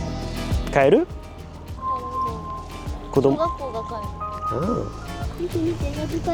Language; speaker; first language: Japanese; non-native, learner; French